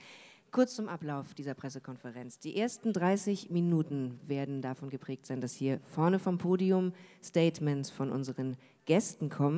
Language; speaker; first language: German; native; German